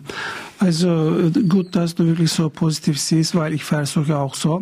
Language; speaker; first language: German; non-native, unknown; Turkish